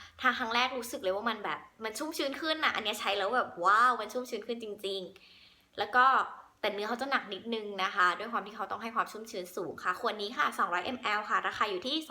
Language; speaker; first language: Thai; native; Thai